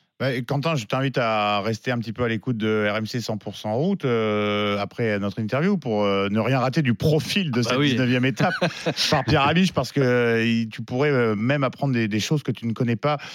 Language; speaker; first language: French; native; French